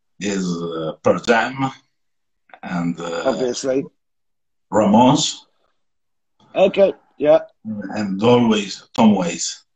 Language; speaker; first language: English; non-native, learner; Italian